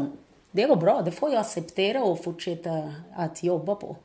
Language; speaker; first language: Swedish; non-native, fluent; Portuguese